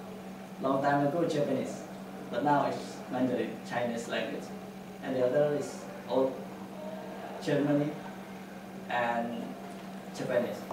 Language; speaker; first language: English; non-native, fluent; Indonesian